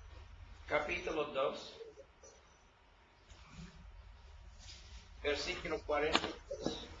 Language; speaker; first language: Spanish; non-native, learner; English